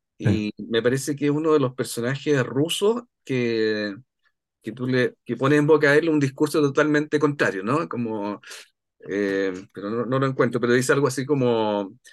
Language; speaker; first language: Spanish; native; Spanish